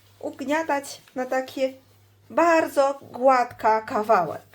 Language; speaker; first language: Polish; non-native, learner; Chinese